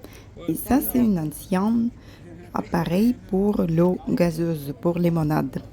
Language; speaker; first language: French; non-native, fluent; Russian